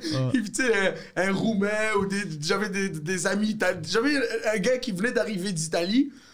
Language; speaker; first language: French; early bilingual, other home language; Arabic